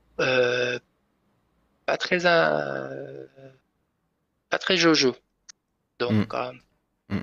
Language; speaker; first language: French; non-native, learner; Persian